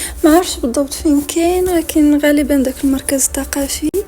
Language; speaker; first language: Arabic; native; Arabic